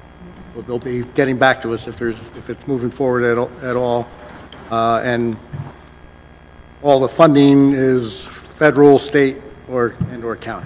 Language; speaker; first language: English; native; English